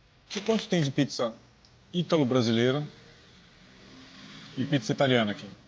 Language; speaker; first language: Portuguese; native; Portuguese